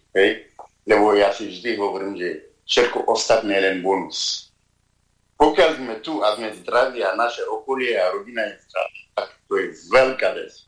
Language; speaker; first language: Slovak; non-native, fluent; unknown